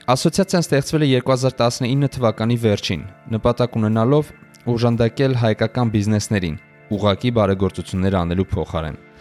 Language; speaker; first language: Armenian; native; Armenian